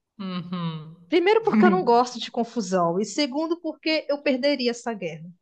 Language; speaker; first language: Portuguese; native; Portuguese